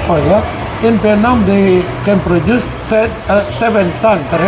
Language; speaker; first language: English; non-native, learner; Indonesian